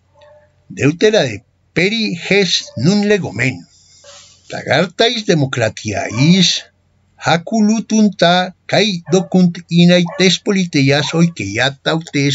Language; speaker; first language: Greek; non-native, fluent; Spanish